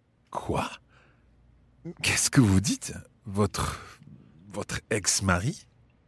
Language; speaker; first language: French; non-native, fluent; English